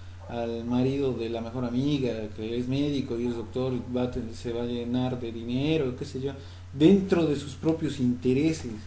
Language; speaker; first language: Spanish; native; Spanish